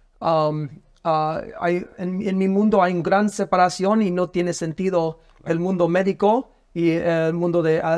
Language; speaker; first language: Spanish; non-native, learner; English